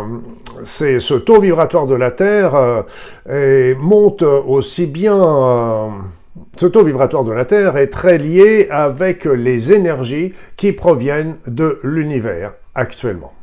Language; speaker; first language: French; native; French